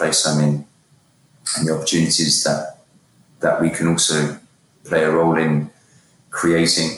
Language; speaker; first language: English; native; English